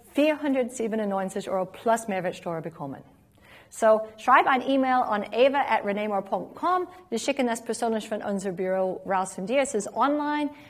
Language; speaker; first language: German; non-native, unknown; English